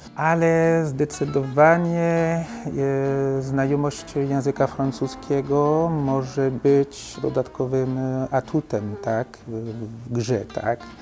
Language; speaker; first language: Polish; non-native, fluent; French